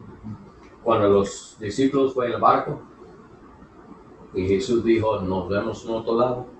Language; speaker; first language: Spanish; non-native, learner; English